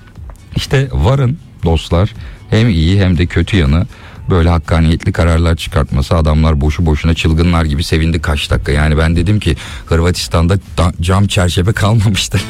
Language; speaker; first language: Turkish; native; Turkish